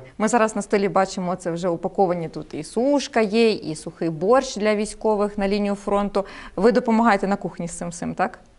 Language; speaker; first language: Ukrainian; native; Ukrainian